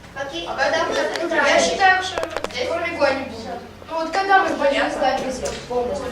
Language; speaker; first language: Russian; native; Russian